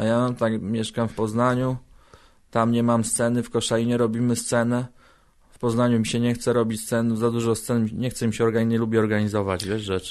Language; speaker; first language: Polish; native; Polish